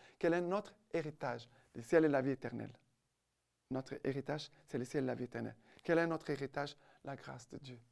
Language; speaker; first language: French; non-native, fluent; Portuguese